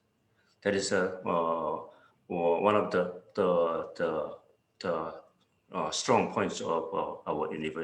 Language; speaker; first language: English; non-native, fluent; Korean